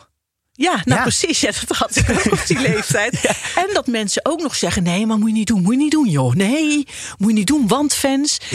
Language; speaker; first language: Dutch; native; Dutch